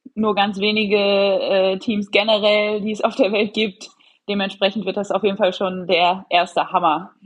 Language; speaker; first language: German; native; German